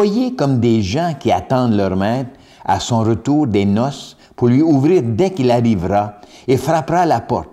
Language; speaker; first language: French; native; French